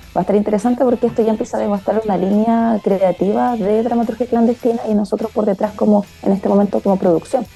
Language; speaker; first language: Spanish; native; Spanish